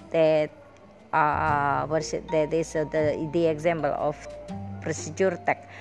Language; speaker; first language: English; non-native, fluent; Indonesian